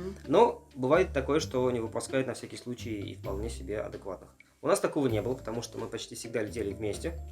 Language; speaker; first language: Russian; native; Russian